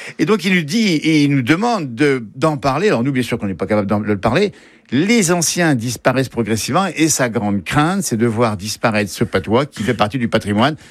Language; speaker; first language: French; native; French